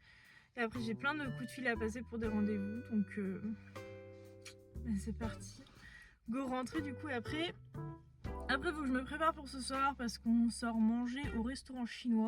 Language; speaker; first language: French; native; French